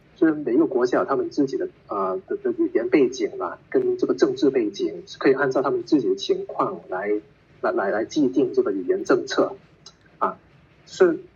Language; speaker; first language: Chinese; non-native, local second language; Cantonese